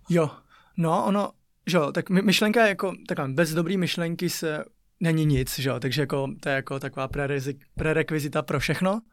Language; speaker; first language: Czech; early bilingual, other home language; Chinese